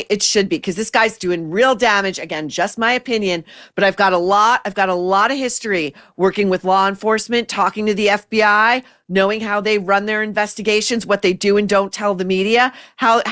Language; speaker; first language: English; native; English